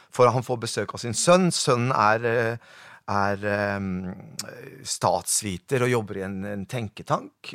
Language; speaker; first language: Norwegian; early bilingual, other home language; Spanish